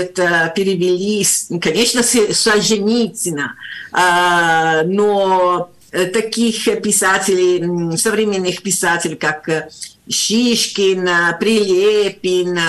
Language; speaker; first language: Russian; non-native, fluent; Italian